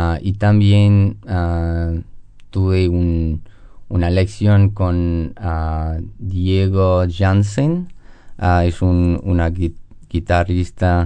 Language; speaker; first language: Spanish; non-native, learner; English